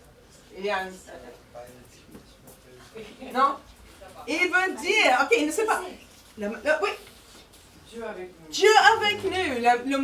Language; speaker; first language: French; non-native, fluent; English